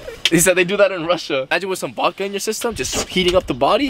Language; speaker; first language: English; early bilingual, other home language; Spanish